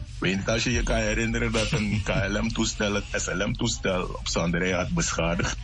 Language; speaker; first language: Dutch; native; Dutch